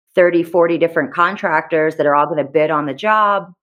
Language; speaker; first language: English; native; English